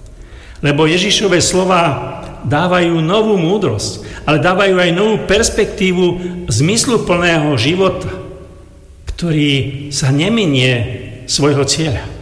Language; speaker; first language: Slovak; native; Slovak